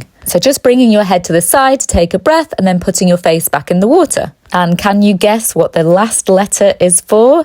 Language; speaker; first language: English; native; English